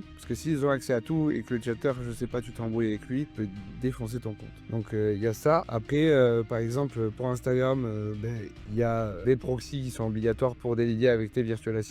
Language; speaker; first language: French; native; French